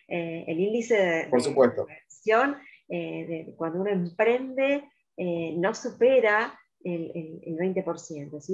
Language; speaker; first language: Spanish; native; Spanish